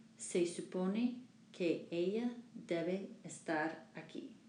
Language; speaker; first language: Spanish; non-native, learner; English